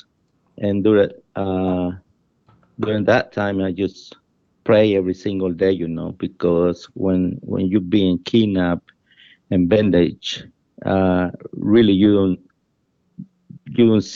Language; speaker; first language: English; non-native, fluent; Spanish